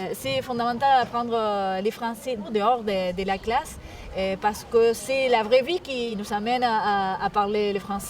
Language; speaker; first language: French; non-native, fluent; Spanish